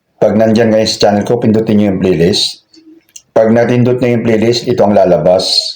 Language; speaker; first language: Filipino; non-native, local second language; Cebuano